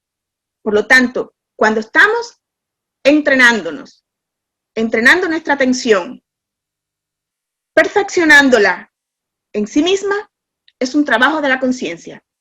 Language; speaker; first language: Spanish; native; Spanish